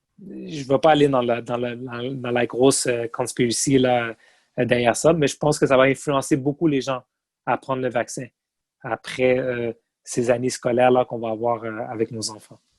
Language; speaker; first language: French; native; French